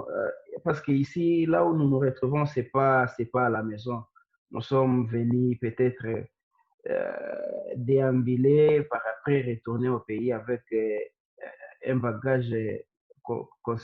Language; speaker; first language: French; non-native, local second language; Swahili